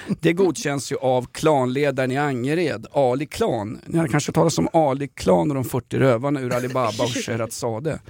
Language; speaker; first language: Swedish; native; Swedish